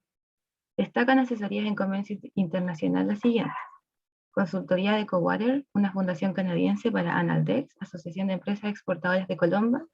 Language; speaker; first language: Spanish; native; Spanish